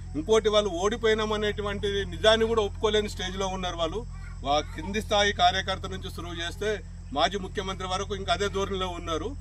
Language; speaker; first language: Telugu; native; Telugu